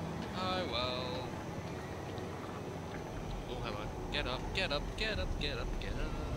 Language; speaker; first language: English; native; English